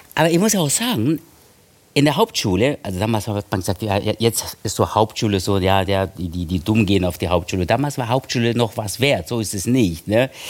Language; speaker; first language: German; early bilingual, other home language; Turkish